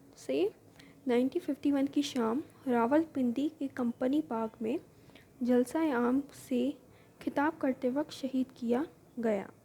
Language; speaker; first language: Urdu; native; Urdu